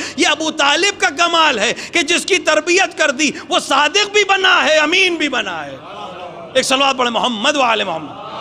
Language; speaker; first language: Urdu; native; Urdu